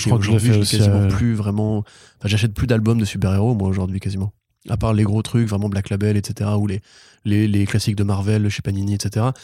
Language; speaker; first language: French; native; French